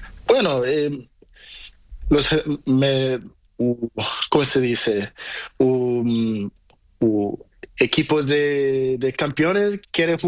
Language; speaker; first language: Spanish; non-native, local second language; Portuguese